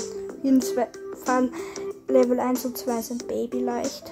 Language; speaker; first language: German; native; German